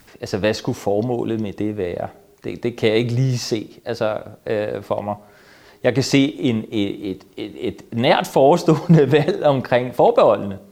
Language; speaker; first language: Danish; native; Danish